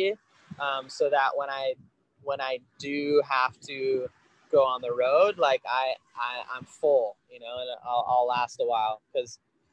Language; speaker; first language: English; native; English